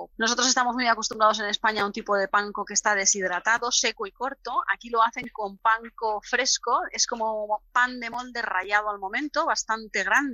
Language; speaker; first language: Spanish; native; Spanish